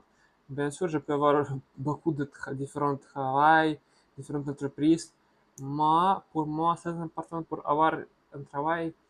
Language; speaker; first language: French; non-native, learner; Russian